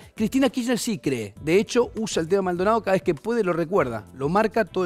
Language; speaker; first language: Spanish; native; Spanish